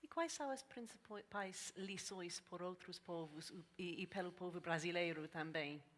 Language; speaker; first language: Portuguese; non-native, learner; English